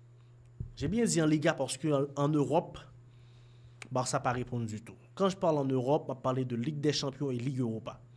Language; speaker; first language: French; non-native, local second language; Haitian Creole